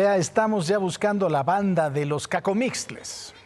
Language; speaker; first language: Spanish; native; Spanish